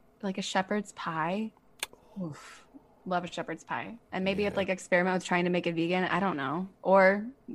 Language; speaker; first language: English; native; English